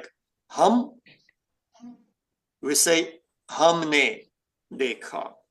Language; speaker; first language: Hindi; non-native, fluent; Ukrainian